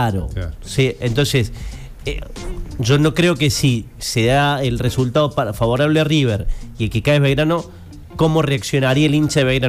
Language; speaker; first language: Spanish; native; Spanish